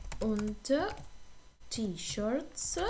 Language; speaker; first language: German; non-native, fluent; Ukrainian